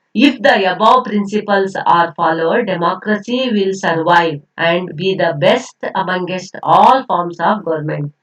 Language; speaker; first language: English; non-native, local second language; Kannada